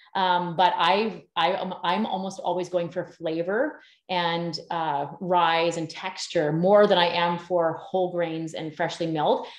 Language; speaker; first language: English; native; English